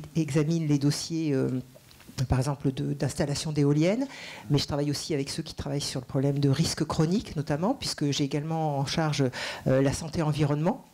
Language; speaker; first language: French; native; French